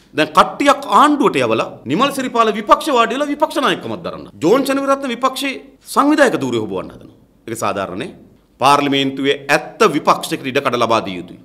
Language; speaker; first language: Sinhala; native; Sinhala